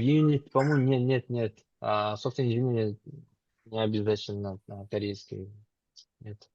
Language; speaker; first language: Russian; non-native, local second language; Kazakh